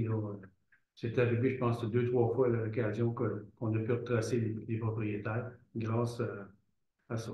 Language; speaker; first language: French; native; French